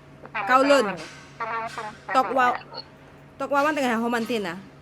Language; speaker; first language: Cantonese; non-native, fluent; Javanese